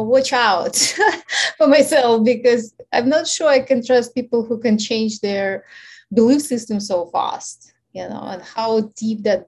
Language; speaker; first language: English; non-native, fluent; Ukrainian